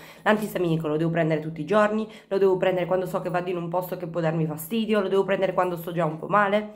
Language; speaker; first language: Italian; native; Italian